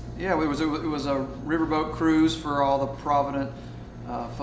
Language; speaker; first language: English; native; English